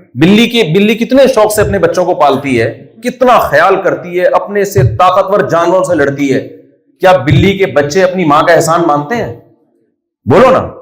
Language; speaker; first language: Urdu; native; Urdu